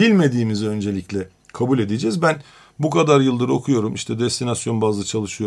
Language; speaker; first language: Turkish; native; Turkish